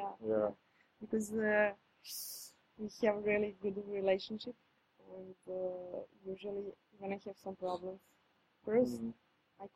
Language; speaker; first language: English; non-native, fluent; Serbian